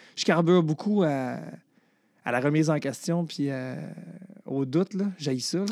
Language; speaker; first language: French; native; French